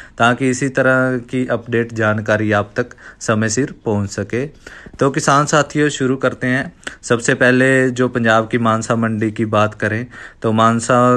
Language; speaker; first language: Hindi; non-native, local second language; Punjabi